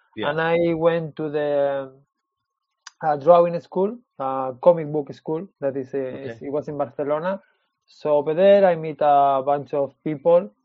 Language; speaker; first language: English; non-native, fluent; Spanish